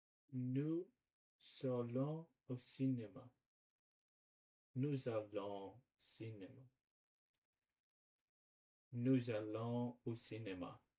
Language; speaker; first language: French; non-native, learner; Portuguese